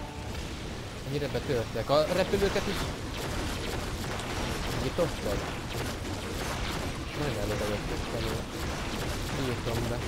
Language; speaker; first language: Hungarian; native; Hungarian